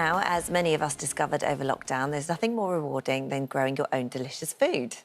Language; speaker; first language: English; native; English